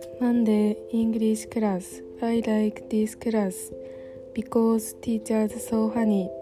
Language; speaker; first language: English; non-native, learner; Japanese